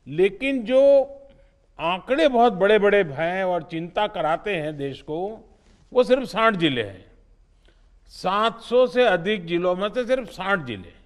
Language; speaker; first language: Hindi; non-native, local second language; Gujarati